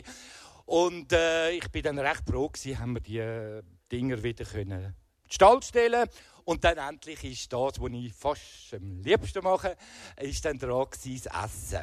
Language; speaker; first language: German; native; German